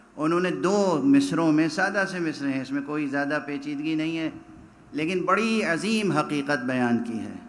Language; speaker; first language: Urdu; native; Urdu